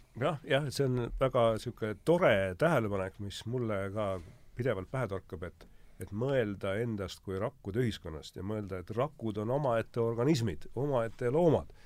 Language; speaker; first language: Estonian; native; Estonian